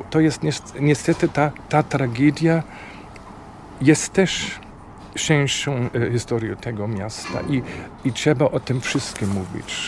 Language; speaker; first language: Polish; non-native, fluent; German